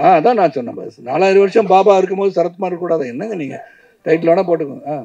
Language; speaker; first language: Tamil; native; Tamil